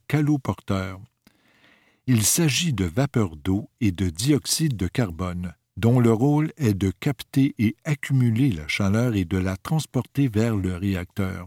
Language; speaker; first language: French; native; French